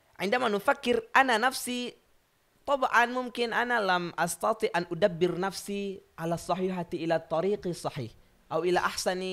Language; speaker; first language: Arabic; non-native, learner; Indonesian